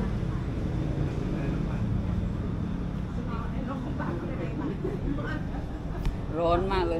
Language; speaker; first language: Thai; native; Thai